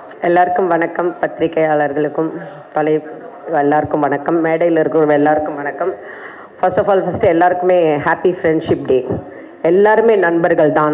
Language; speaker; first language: Tamil; non-native, fluent; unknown